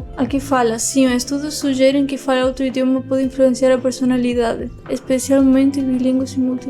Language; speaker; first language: Portuguese; non-native, fluent; Spanish